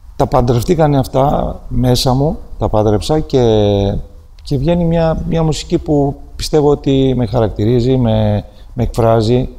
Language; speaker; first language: Greek; non-native, fluent; Armenian